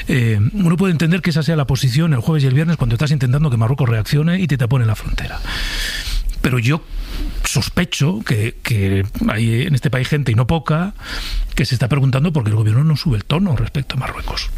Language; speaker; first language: Spanish; native; Spanish